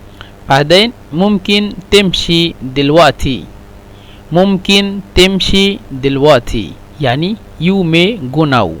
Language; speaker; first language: Arabic; non-native, fluent; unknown